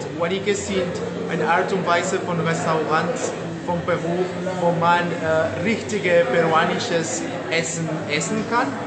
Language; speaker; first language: German; non-native, fluent; Spanish